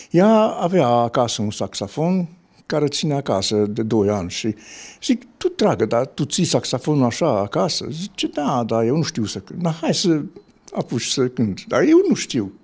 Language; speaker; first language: Romanian; non-native, local second language; Hungarian